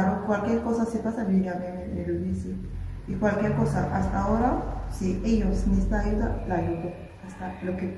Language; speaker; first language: Spanish; non-native, local second language; Arabic